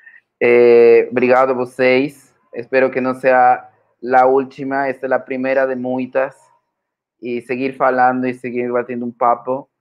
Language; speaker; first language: Portuguese; non-native, fluent; Spanish